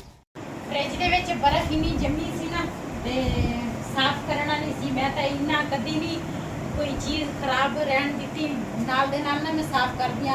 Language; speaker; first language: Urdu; non-native, local second language; Punjabi